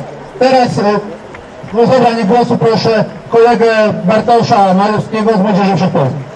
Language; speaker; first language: Polish; native; Polish